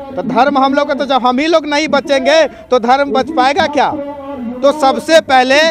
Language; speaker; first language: Hindi; native; Hindi